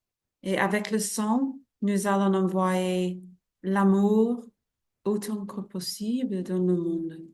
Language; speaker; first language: French; non-native, fluent; English